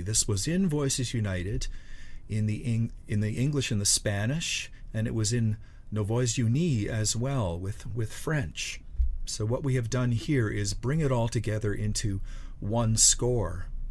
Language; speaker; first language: English; native; English